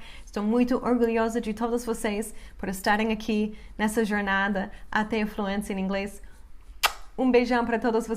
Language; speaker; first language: Portuguese; non-native, fluent; English